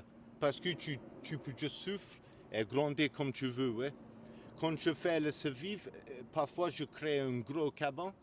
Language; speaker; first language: French; non-native, learner; English